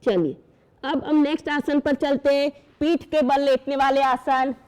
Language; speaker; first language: Hindi; non-native, local second language; Gujarati